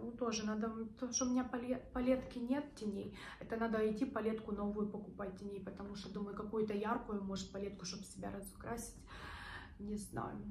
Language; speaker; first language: Russian; native; Russian